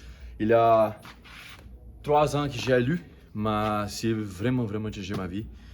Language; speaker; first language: French; non-native, learner; Portuguese